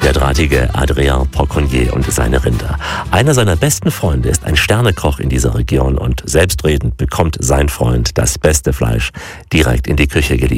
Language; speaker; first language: German; native; German